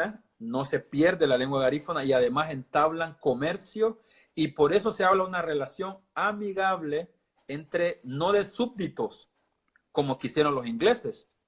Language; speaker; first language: Spanish; non-native, local second language; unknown